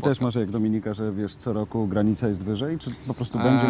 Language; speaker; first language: Polish; native; Polish